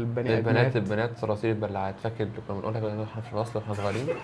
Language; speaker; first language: Arabic; native; Arabic